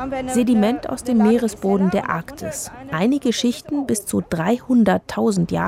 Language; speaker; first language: German; native; German